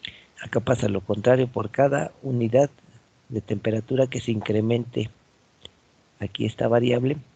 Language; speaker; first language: Spanish; native; Spanish